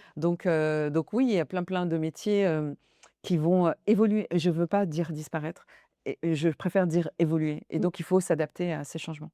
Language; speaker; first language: French; early bilingual, other home language; Arabic